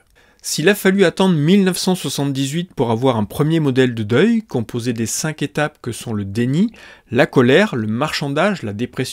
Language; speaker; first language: French; native; French